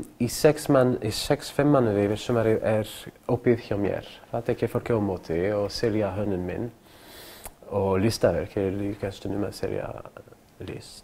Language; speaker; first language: Icelandic; non-native, learner; French